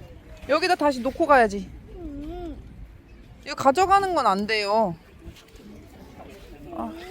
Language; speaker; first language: Korean; native; Korean